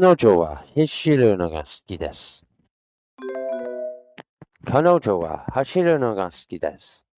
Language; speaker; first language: Japanese; non-native, learner; English